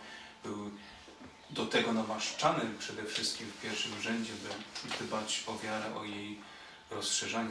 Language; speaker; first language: Polish; native; Polish